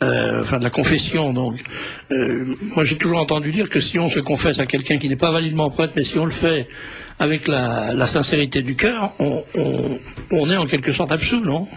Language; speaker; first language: French; native; French